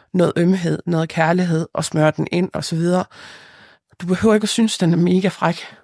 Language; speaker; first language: Danish; early bilingual, other home language; Lithuanian